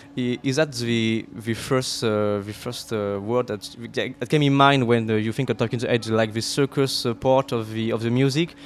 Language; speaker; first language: English; non-native, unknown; French